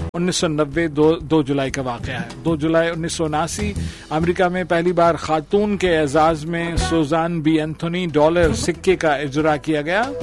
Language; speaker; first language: Urdu; native; Urdu